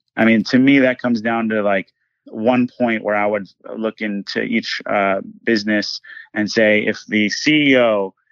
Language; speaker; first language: English; native; English